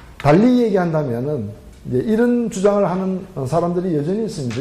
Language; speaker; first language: Korean; native; Korean